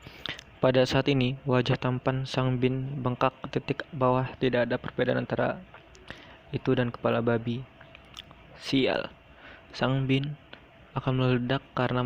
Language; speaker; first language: Indonesian; native; Indonesian